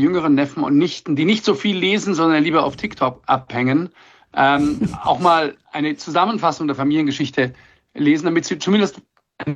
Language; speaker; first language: German; native; German